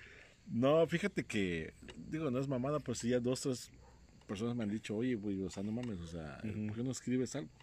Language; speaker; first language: Spanish; native; Spanish